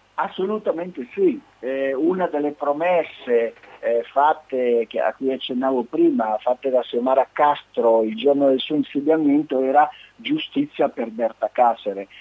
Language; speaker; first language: Italian; native; Italian